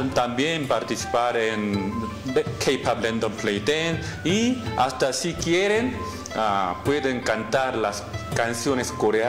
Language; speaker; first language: Spanish; non-native, learner; Korean